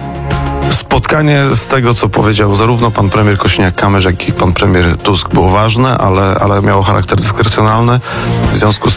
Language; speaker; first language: Polish; native; Polish